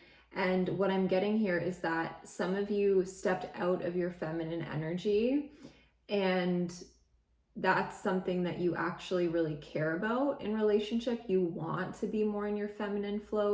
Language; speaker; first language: English; native; English